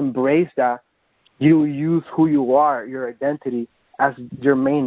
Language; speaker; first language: English; non-native, fluent; Spanish